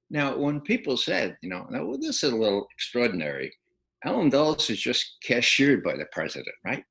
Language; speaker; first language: English; native; English